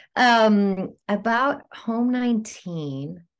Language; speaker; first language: English; non-native, fluent; Greek